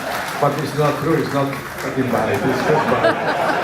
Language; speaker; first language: English; non-native, learner; Italian